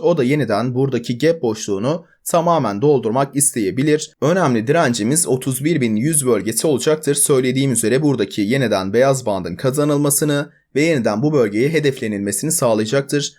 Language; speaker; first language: Turkish; native; Turkish